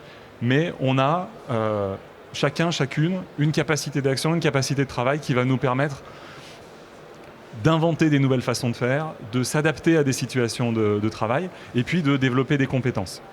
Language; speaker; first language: French; native; French